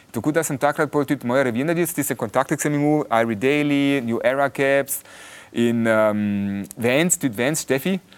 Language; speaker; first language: Slovenian; early bilingual, heritage; Slovenian